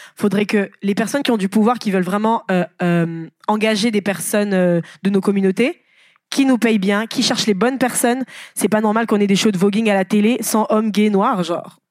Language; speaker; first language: French; non-native, local second language; Lingala